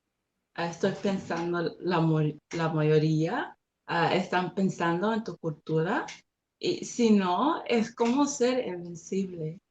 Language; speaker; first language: Spanish; non-native, learner; English